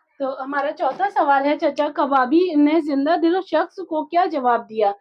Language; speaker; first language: Urdu; native; Urdu